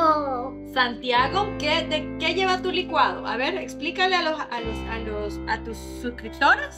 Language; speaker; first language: Spanish; native; Spanish